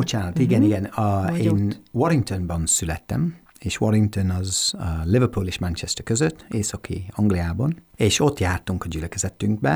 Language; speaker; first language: Hungarian; non-native, fluent; English